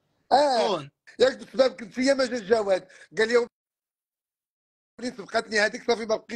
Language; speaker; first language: Arabic; native; Arabic